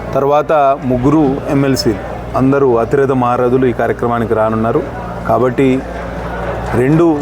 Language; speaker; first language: Telugu; native; Telugu